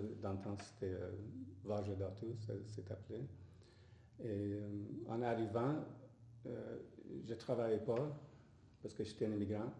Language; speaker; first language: French; non-native, fluent; English